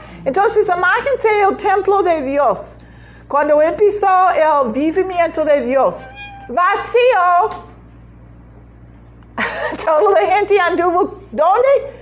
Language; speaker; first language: Spanish; non-native, learner; English